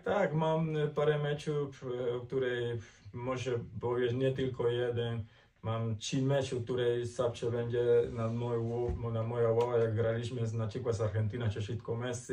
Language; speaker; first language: Polish; non-native, learner; Spanish